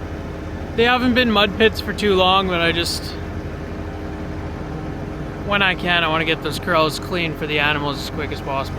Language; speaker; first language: English; native; English